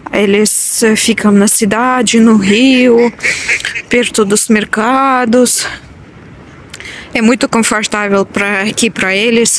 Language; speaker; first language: Portuguese; non-native, learner; Russian